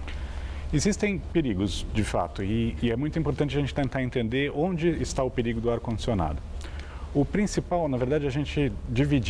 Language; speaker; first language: Portuguese; native; Portuguese